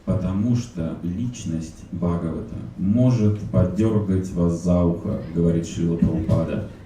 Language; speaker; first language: Russian; native; Russian